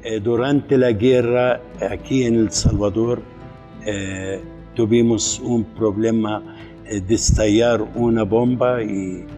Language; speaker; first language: Spanish; non-native, fluent; Arabic